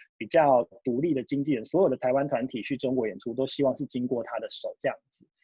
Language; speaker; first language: Chinese; early bilingual, heritage; Japanese